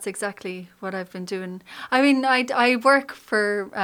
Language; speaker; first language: English; native; English